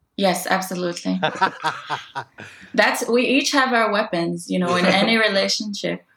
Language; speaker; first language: English; non-native, fluent; Hebrew